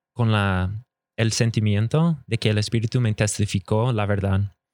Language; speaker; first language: Spanish; non-native, fluent; English